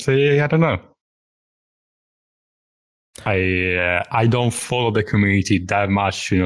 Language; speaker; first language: English; non-native, fluent; Italian